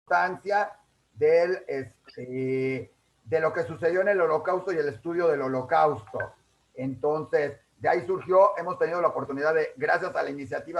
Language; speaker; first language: Spanish; native; Spanish